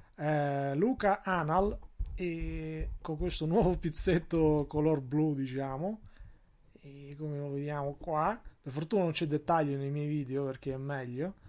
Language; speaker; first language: Italian; non-native, fluent; Albanian